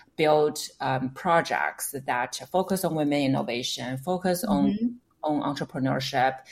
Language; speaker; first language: English; non-native, fluent; Chinese